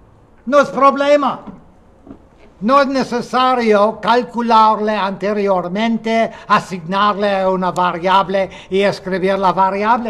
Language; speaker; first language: Spanish; non-native, fluent; English